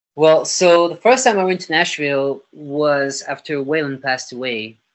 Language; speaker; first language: English; non-native, fluent; French